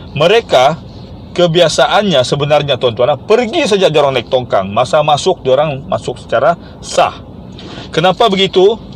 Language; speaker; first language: Malay; native; Malay